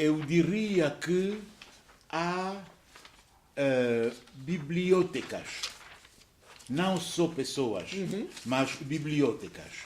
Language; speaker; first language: Portuguese; non-native, fluent; French